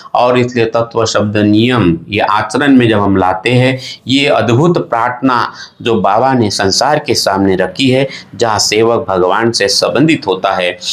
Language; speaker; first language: Hindi; non-native, local second language; Marathi